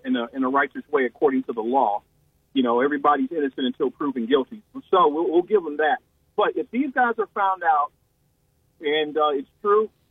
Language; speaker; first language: English; native; English